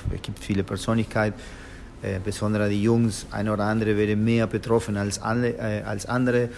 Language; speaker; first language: German; non-native, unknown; Spanish